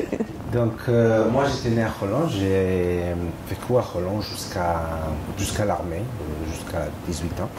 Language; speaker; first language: French; non-native, fluent; Hebrew